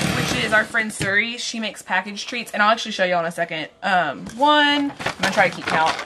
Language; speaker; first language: English; native; English